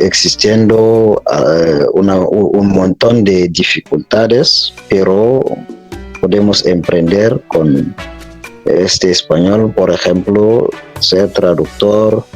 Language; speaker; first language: Spanish; non-native, fluent; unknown